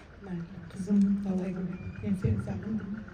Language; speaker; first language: Kyrgyz; native; Kyrgyz